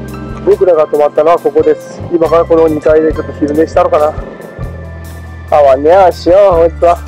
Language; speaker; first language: Japanese; native; Japanese